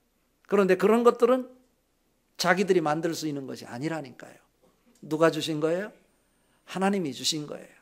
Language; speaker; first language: Korean; native; Korean